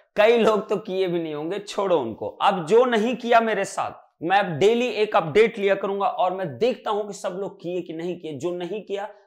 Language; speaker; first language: Hindi; native; Hindi